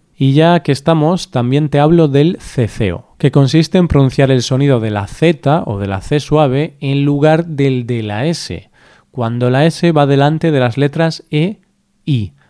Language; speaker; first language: Spanish; native; Spanish